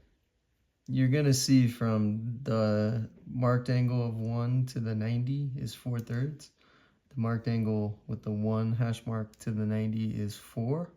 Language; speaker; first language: English; native; English